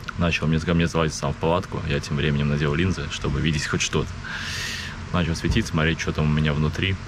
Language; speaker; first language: Russian; native; Russian